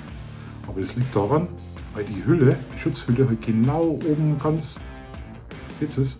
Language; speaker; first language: German; native; German